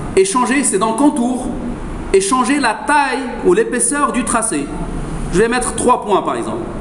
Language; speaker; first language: French; non-native, local second language; Arabic